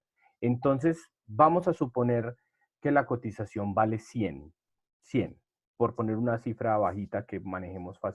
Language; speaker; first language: Spanish; native; Spanish